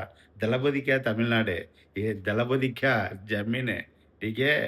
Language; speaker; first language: Hindi; non-native, local second language; Tamil